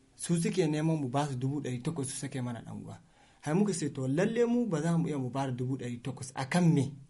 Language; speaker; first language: Hausa; non-native, local second language; Fula